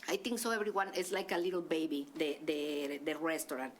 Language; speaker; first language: English; non-native, learner; Spanish